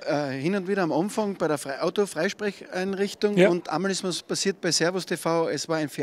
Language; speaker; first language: German; native; German